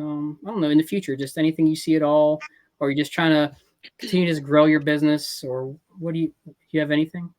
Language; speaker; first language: English; native; English